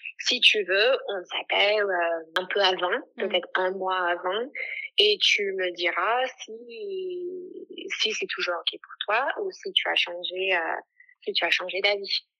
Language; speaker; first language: French; non-native, fluent; English